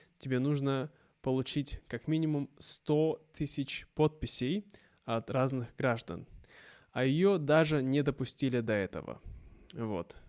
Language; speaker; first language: Russian; native; Russian